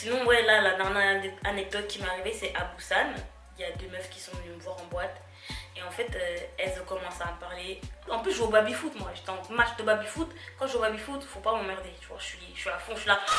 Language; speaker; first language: French; native; French